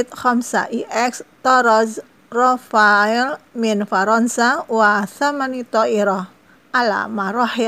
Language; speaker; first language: Arabic; non-native, fluent; Indonesian